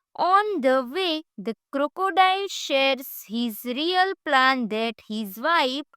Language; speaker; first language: English; non-native, local second language; Gujarati